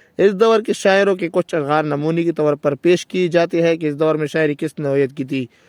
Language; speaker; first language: Urdu; non-native, local second language; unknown